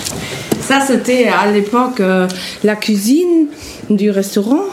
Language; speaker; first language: French; non-native, fluent; German